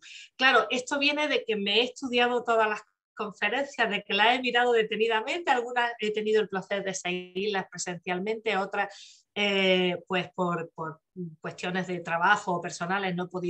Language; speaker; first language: Spanish; native; Spanish